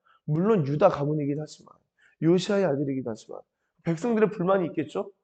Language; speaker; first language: Korean; native; Korean